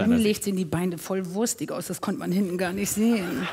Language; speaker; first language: German; native; German